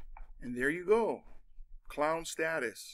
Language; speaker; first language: English; native; English